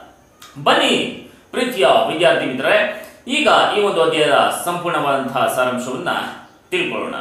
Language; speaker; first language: Kannada; native; Kannada